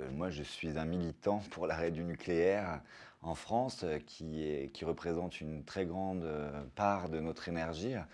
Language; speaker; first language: French; native; French